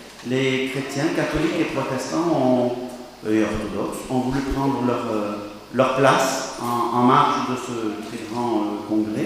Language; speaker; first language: French; native; French